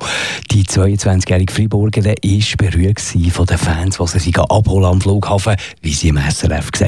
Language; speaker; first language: German; native; German